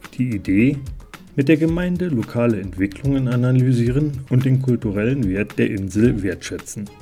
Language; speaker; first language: German; native; German